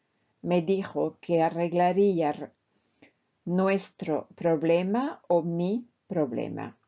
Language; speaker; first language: Spanish; non-native, fluent; French